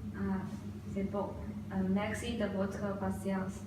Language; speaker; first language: French; non-native, learner; Chinese